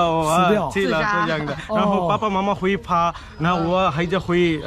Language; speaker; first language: Chinese; non-native, learner; Bangla